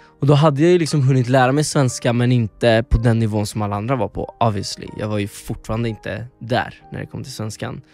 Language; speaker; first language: Swedish; early bilingual, other home language; Spanish